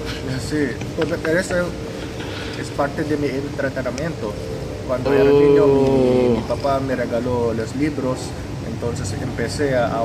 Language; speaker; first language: Spanish; non-native, fluent; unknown